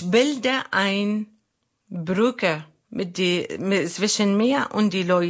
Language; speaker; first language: German; non-native, learner; Arabic